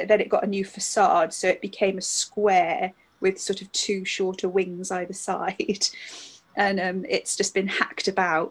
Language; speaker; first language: English; native; English